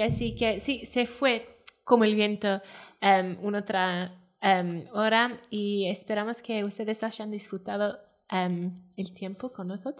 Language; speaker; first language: Spanish; non-native, fluent; Welsh